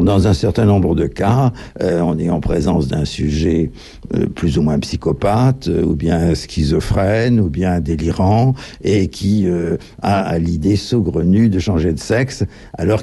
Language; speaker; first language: French; native; French